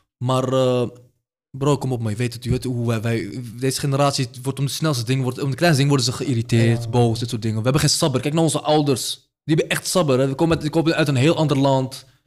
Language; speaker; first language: Dutch; early bilingual, other home language; Arabic